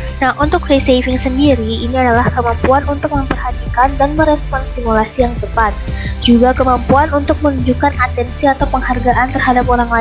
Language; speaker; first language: Indonesian; native; Indonesian